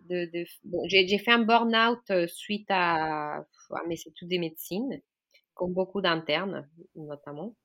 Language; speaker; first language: French; non-native, fluent; Spanish